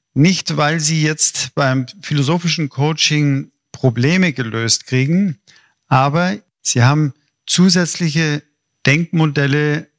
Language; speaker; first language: German; native; German